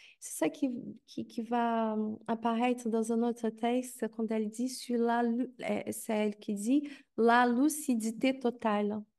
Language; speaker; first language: French; non-native, fluent; Portuguese